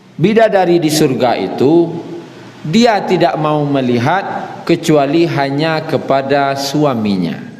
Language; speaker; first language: Malay; non-native, local second language; Minangkabau